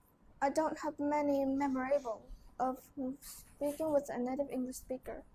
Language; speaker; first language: English; non-native, learner; Vietnamese